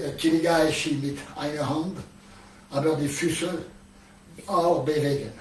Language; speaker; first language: German; non-native, learner; French